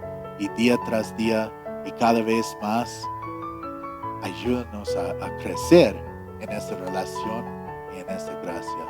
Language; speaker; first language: Spanish; non-native, fluent; English